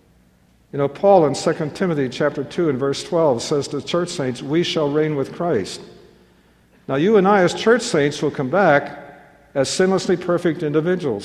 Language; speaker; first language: English; native; English